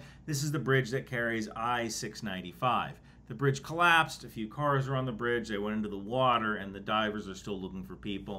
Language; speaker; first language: English; native; English